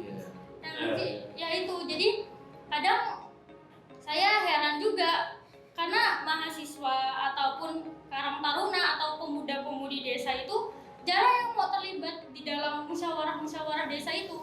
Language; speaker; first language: Indonesian; native; Indonesian